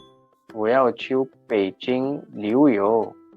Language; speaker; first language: Chinese; non-native, fluent; Hindi